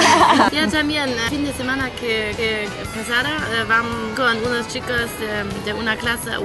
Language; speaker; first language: Spanish; non-native, learner; German